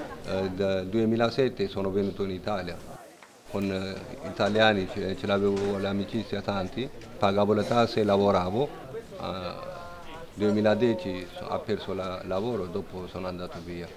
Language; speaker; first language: Italian; non-native, learner; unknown